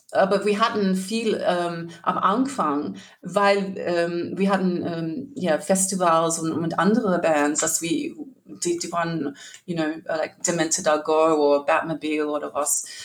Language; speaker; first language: German; non-native, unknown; English